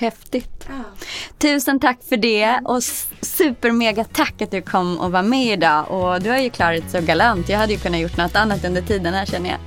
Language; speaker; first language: Swedish; native; Swedish